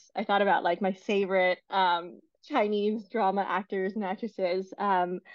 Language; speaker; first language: English; non-native, fluent; Chinese